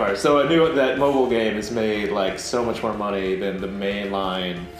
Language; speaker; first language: English; native; English